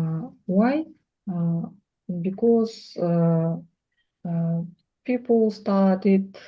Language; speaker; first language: English; non-native, learner; Russian